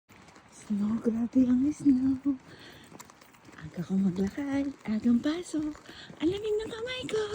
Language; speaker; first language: Filipino; native; Filipino